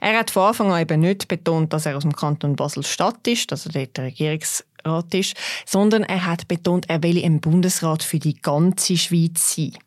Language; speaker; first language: German; native; German